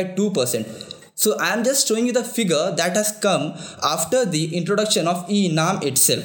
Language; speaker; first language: English; non-native, local second language; Hindi